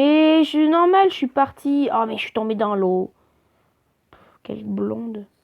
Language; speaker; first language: French; native; French